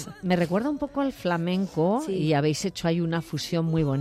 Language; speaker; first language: Spanish; native; Spanish